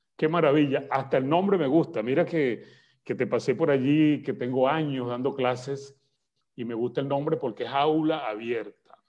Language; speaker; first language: Spanish; native; Spanish